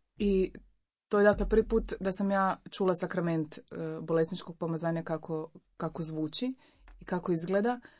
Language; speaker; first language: Croatian; native; Croatian